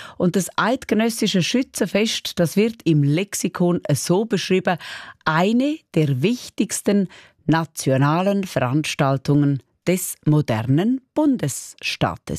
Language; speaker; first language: German; native; German